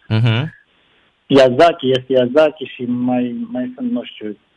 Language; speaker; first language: Romanian; non-native, fluent; Japanese